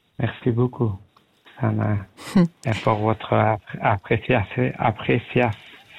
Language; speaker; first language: French; non-native, learner; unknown